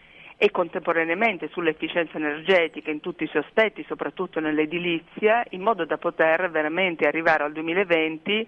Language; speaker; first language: Italian; native; Italian